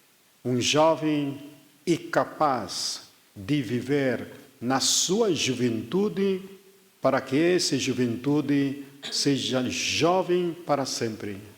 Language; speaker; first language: Portuguese; non-native, fluent; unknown